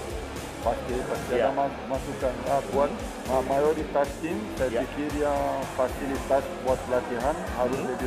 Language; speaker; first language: Indonesian; non-native, learner; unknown